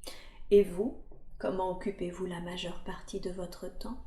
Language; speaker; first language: French; native; French